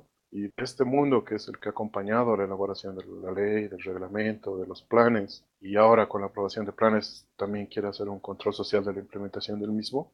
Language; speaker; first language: Spanish; native; Spanish